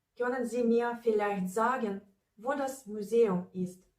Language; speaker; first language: German; non-native, local second language; Ukrainian